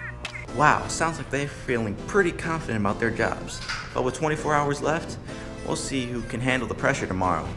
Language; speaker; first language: English; native; English